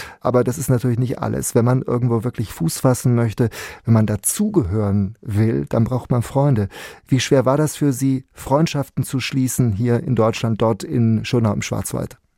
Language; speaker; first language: German; native; German